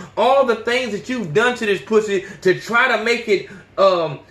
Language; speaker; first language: English; native; English